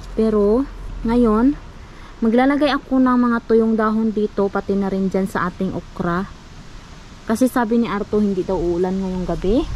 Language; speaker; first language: Filipino; non-native, local second language; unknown